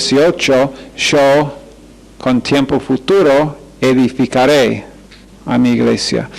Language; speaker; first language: Spanish; non-native, fluent; English